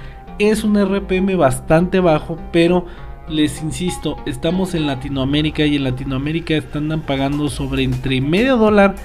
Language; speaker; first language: Spanish; native; Spanish